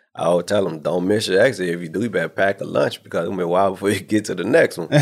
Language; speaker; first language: English; native; English